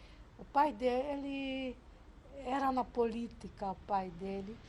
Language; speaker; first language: Portuguese; non-native, fluent; Hungarian